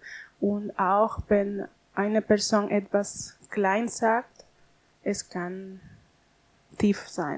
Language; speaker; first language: German; non-native, learner; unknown